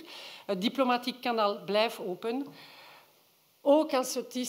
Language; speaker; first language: Dutch; non-native, local second language; French